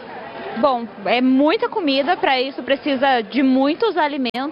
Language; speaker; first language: Portuguese; native; Portuguese